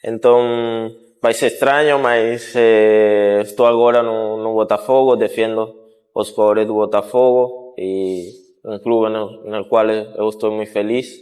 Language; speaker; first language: Portuguese; non-native, fluent; Spanish